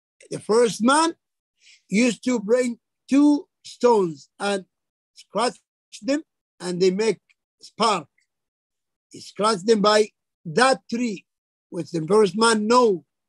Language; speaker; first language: English; non-native, fluent; Arabic